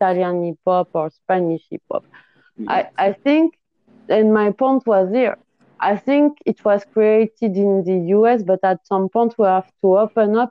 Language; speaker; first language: English; non-native, fluent; French